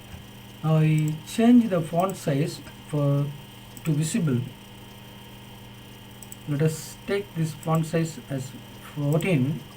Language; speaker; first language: English; non-native, local second language; Tamil